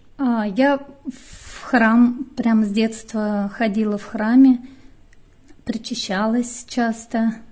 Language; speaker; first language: Russian; native; Russian